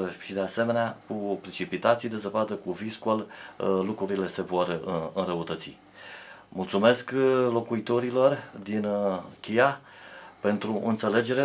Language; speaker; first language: Romanian; native; Romanian